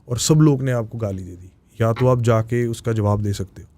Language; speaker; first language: Hindi; non-native, local second language; Punjabi